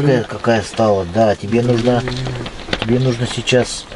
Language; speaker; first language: Russian; native; Russian